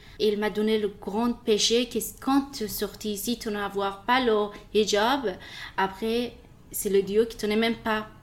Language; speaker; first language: French; non-native, learner; Persian